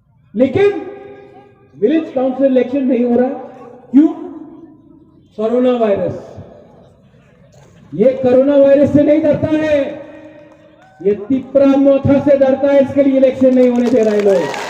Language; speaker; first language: Hindi; non-native, local second language; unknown